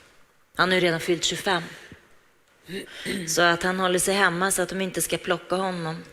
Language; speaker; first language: Swedish; native; Swedish